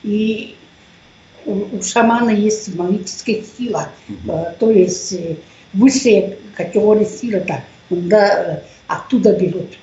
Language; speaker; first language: Russian; non-native, local second language; Tuvinian